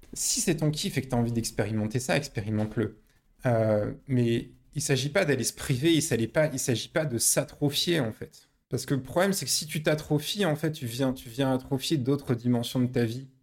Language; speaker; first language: French; native; French